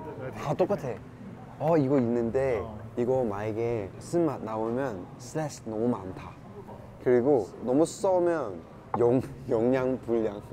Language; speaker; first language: Korean; non-native, fluent; Cantonese